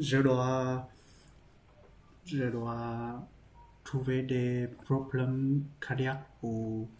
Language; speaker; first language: French; non-native, learner; Vietnamese